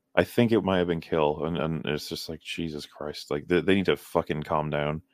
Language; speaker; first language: English; native; English